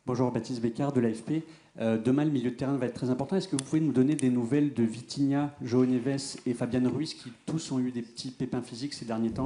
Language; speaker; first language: French; native; French